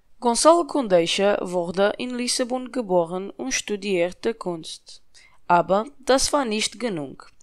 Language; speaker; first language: German; non-native, learner; Portuguese